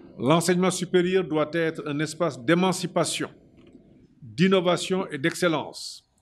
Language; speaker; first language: French; non-native, local second language; Wolof